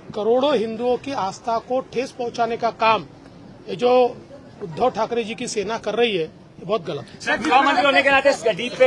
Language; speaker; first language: Hindi; non-native, local second language; Marathi